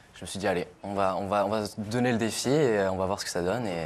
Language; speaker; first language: French; native; French